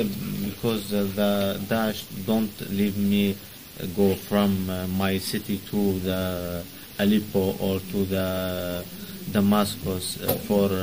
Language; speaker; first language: English; non-native, learner; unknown